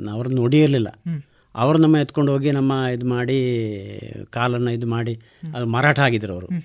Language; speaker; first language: Kannada; native; Kannada